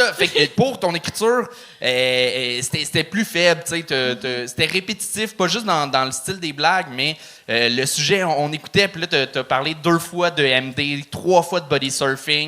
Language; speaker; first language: French; native; French